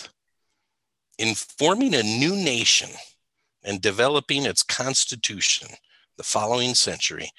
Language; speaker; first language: English; native; English